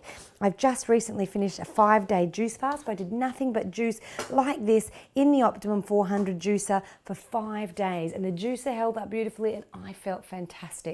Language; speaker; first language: English; native; English